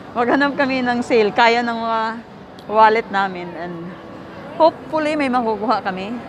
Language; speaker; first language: Filipino; native; Filipino